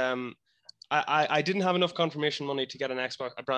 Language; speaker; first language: English; native; English